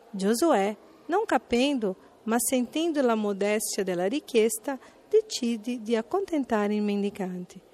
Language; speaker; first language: Italian; non-native, fluent; Portuguese